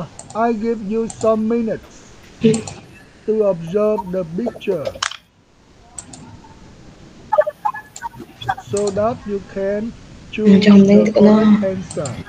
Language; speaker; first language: English; non-native, fluent; Vietnamese